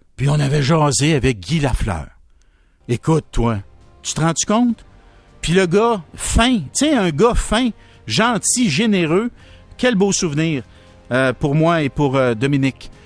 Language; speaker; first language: French; native; French